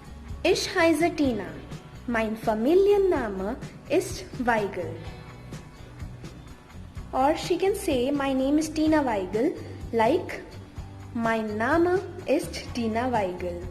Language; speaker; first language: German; non-native, learner; Hindi